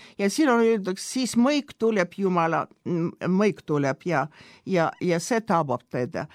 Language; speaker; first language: Estonian; non-native, local second language; Russian